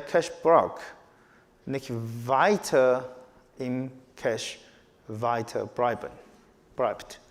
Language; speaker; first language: German; non-native, learner; Chinese